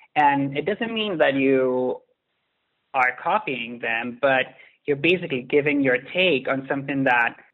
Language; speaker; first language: English; non-native, fluent; Italian